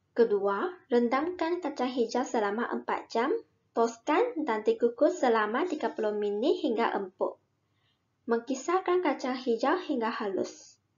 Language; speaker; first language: Malay; non-native, local second language; Min Nan Chinese